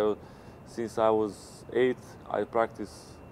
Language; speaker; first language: English; non-native, fluent; Serbian